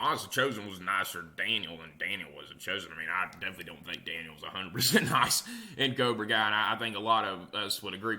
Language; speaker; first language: English; native; English